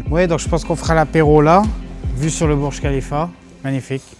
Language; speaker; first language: French; native; French